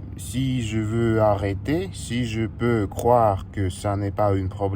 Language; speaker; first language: French; non-native, learner; Russian